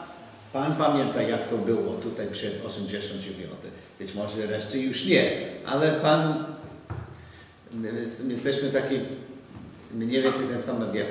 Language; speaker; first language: Polish; non-native, learner; English